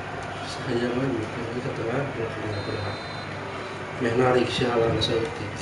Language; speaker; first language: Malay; non-native, local second language; Sundanese